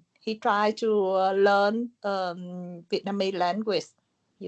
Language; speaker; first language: English; non-native, learner; Vietnamese